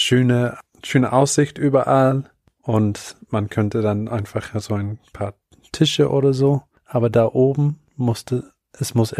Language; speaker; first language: German; non-native, fluent; Bulgarian